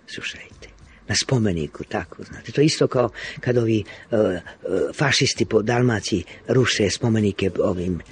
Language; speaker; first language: Croatian; native; Croatian